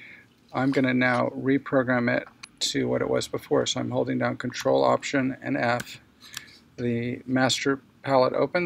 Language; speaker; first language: English; native; English